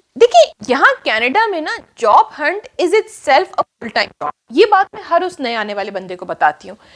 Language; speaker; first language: Urdu; native; Urdu